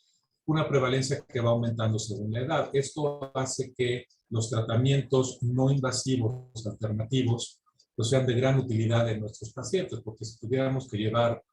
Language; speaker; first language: Spanish; native; Spanish